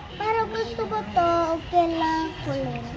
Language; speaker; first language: Filipino; early bilingual, heritage; Japanese